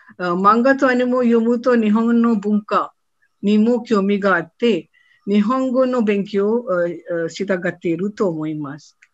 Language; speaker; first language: Japanese; non-native, fluent; Hindi